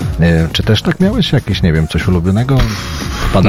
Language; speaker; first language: Polish; native; Polish